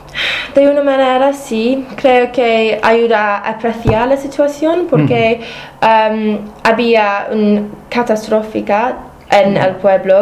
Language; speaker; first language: Spanish; non-native, fluent; English